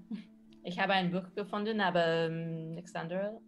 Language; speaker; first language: German; non-native, learner; English